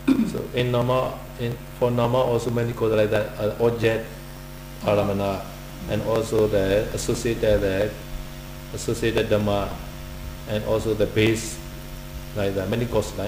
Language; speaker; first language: English; non-native, learner; Burmese